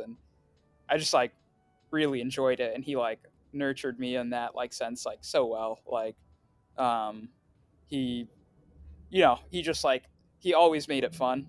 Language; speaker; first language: English; early bilingual, other home language; Swahili